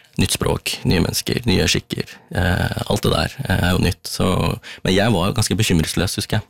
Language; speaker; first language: Norwegian; early bilingual, other home language; Tamil